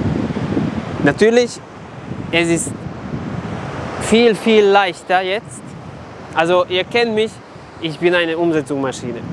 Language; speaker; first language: German; non-native, fluent; Serbian